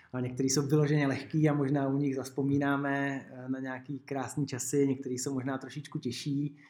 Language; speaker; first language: Czech; native; Czech